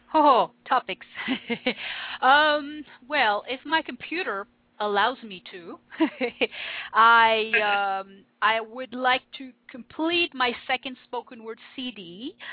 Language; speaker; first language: English; non-native, fluent; French